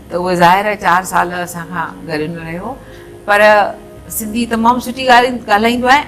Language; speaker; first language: Sindhi; native; Sindhi